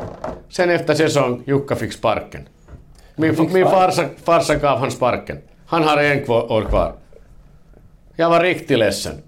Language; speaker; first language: Swedish; non-native, learner; Finnish